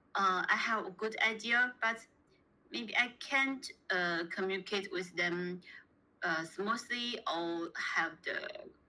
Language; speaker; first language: English; non-native, learner; Chinese